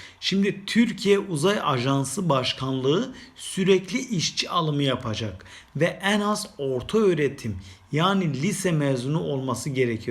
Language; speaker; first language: Turkish; native; Turkish